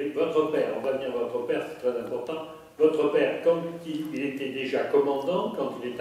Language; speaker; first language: French; native; French